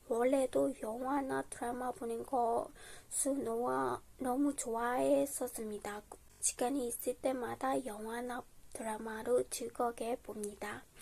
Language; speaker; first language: Korean; non-native, fluent; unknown